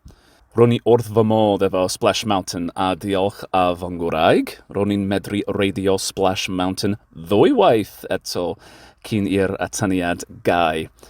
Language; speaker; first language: Welsh; non-native, learner; English